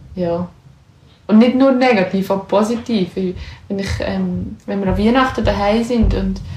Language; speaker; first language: German; native; German